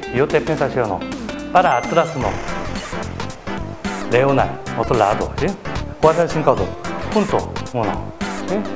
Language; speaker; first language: Spanish; non-native, learner; Korean